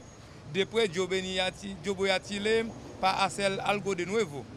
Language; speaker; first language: Spanish; non-native, learner; Haitian Creole